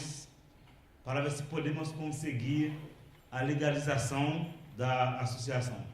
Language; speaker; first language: Portuguese; non-native, local second language; Haitian Creole